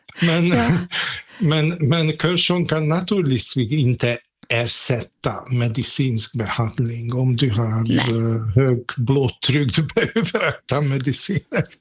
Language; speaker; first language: Swedish; non-native, fluent; Hungarian